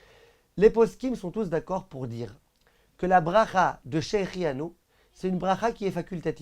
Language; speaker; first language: French; native; French